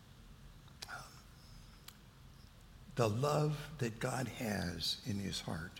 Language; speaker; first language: English; native; English